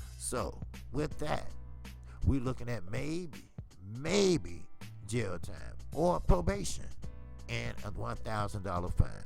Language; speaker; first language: English; native; English